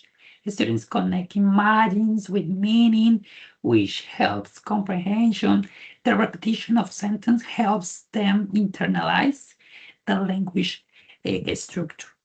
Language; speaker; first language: English; non-native, learner; Spanish